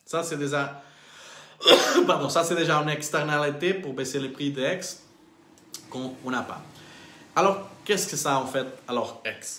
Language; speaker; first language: French; non-native, learner; Portuguese